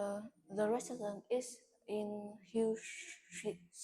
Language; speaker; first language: English; non-native, learner; Vietnamese